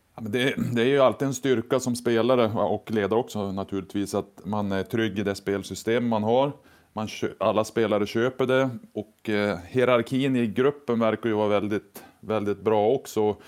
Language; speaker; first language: Swedish; native; Swedish